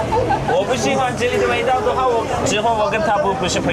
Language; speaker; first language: Chinese; non-native, fluent; Turkish